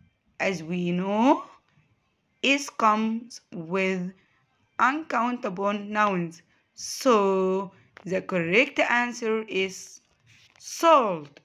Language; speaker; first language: English; non-native, fluent; Arabic